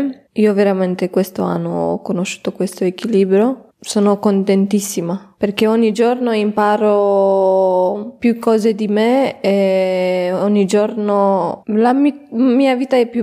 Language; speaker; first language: Italian; non-native, fluent; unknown